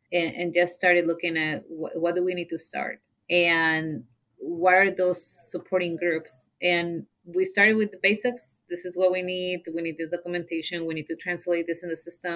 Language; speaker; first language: English; non-native, fluent; Spanish